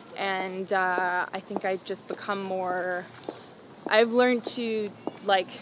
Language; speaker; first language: English; early bilingual, other home language; Spanish